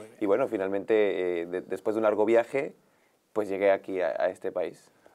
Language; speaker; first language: Spanish; native; Spanish